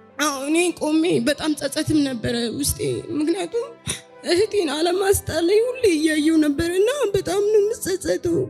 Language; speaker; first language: Amharic; non-native, local second language; Oromo